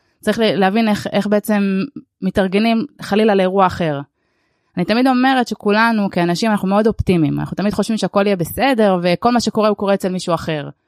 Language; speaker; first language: Hebrew; early bilingual, other home language; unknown